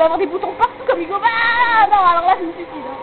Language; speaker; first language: French; native; French